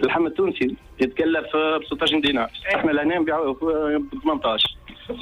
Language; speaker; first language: Arabic; native; Arabic